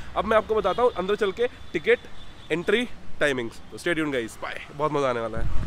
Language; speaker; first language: Hindi; native; Hindi